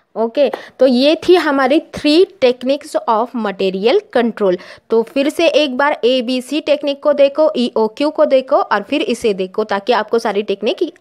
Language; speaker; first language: Hindi; non-native, local second language; Marathi